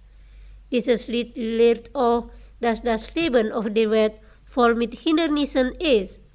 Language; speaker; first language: German; non-native, fluent; Indonesian